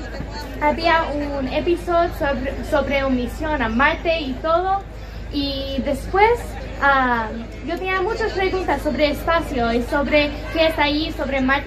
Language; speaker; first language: Spanish; non-native, learner; English